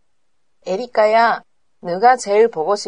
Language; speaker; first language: Korean; non-native, learner; Japanese